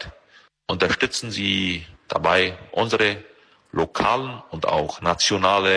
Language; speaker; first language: German; early bilingual, heritage; German